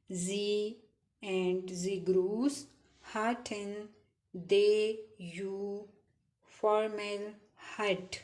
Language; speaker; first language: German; non-native, fluent; Urdu